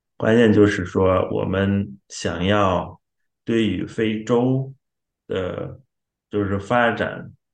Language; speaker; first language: Chinese; non-native, fluent; Xhosa